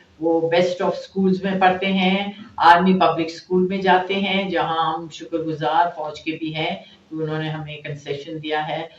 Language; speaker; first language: Urdu; non-native, local second language; Baluchi